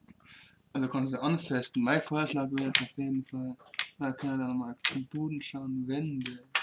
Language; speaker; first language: German; native; German